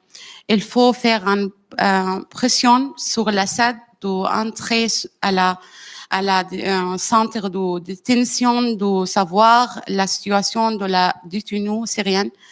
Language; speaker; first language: French; non-native, learner; Arabic